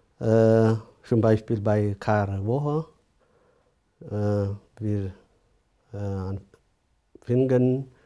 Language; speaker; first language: German; non-native, learner; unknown